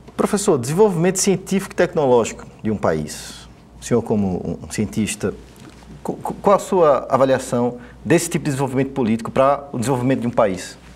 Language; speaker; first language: Portuguese; native; Portuguese